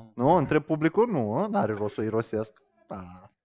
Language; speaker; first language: Romanian; native; Romanian